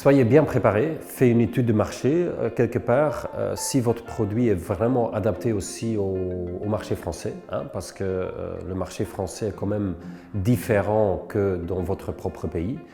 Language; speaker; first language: French; non-native, local second language; Dutch